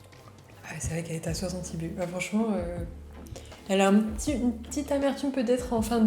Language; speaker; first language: French; native; French